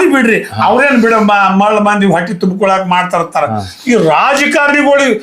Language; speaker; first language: Kannada; native; Kannada